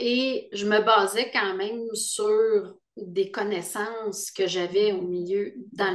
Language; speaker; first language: French; native; French